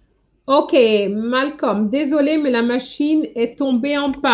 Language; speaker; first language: French; non-native, fluent; English